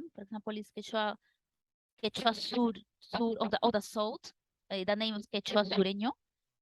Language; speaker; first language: English; non-native, learner; Spanish